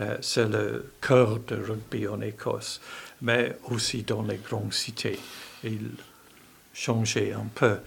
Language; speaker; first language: French; non-native, learner; English